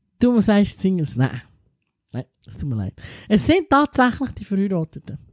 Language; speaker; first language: German; early bilingual, other home language; Italian